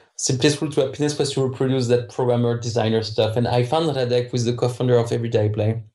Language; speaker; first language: English; non-native, fluent; French